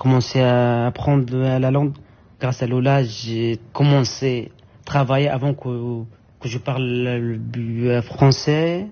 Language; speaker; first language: French; non-native, learner; Arabic